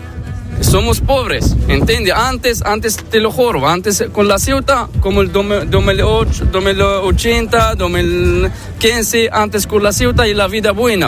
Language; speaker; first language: Spanish; non-native, learner; Arabic